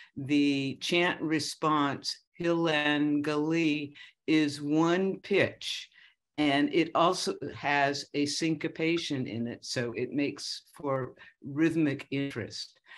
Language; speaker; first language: English; native; English